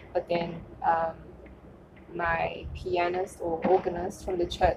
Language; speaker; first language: English; non-native, local second language; German